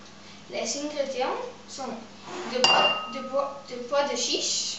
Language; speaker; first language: French; non-native, learner; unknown